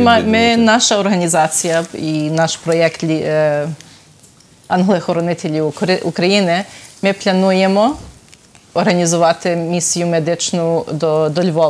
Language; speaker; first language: Ukrainian; early bilingual, heritage; Ukrainian